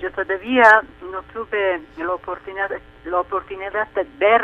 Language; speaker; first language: Spanish; non-native, fluent; Turkish